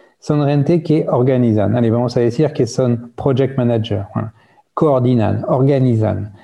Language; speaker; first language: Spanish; non-native, fluent; French